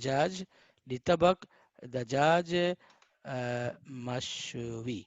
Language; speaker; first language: Arabic; non-native, fluent; Hindi